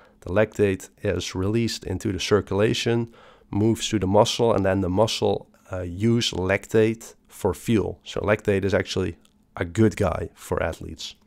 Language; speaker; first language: English; non-native, fluent; Dutch